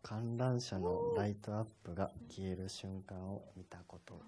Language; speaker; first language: Japanese; native; Japanese